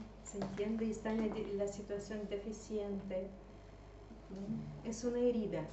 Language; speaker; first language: Spanish; non-native, fluent; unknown